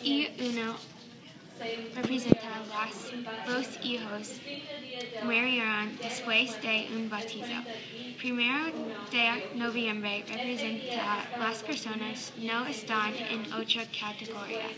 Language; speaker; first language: Spanish; non-native, learner; English